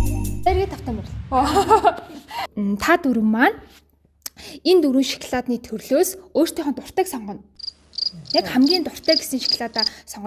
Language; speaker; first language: Mongolian; native; Mongolian